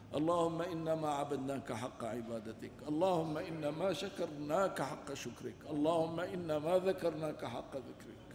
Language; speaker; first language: Arabic; non-native, local second language; Kurdish